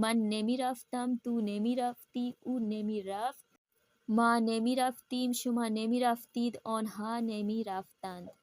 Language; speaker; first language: Persian; non-native, fluent; Urdu